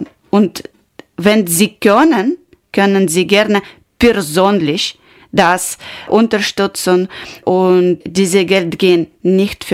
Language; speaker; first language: German; non-native, learner; Ukrainian